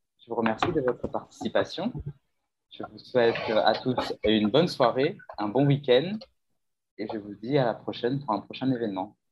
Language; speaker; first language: French; native; French